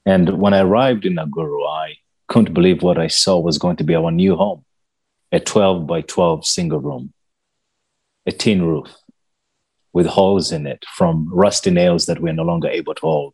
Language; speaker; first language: English; non-native, local second language; Ganda